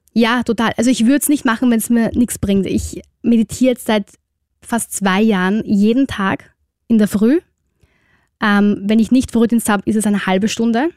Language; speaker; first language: German; native; German